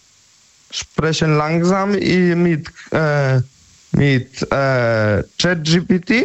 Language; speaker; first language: German; non-native, learner; Polish